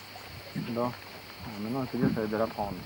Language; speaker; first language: French; native; French